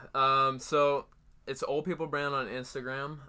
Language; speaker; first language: English; native; English